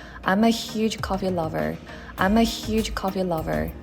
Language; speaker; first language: English; non-native, fluent; Korean